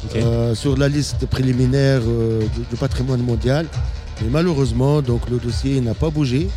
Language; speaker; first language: French; non-native, local second language; Arabic